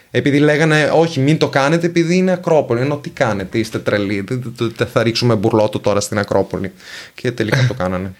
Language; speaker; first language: Greek; non-native, fluent; Venetian